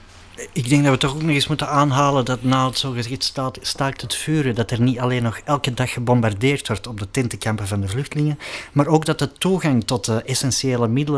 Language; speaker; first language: Dutch; native; Dutch